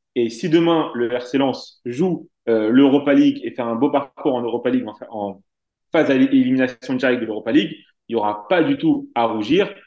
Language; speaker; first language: French; native; French